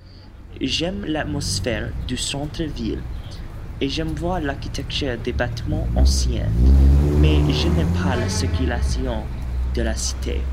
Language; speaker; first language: French; non-native, learner; English